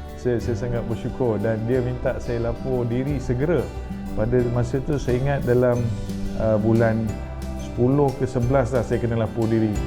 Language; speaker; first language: Malay; native; Malay